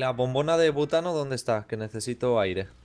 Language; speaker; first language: Spanish; native; Spanish